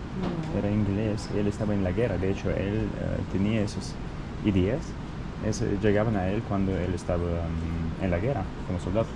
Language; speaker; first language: Spanish; non-native, fluent; German